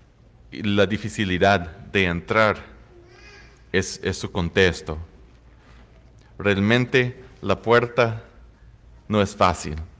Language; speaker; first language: Spanish; non-native, fluent; English